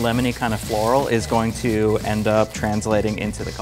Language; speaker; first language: English; native; English